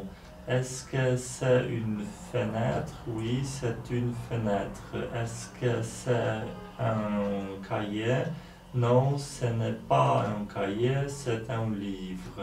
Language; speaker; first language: French; non-native, learner; Polish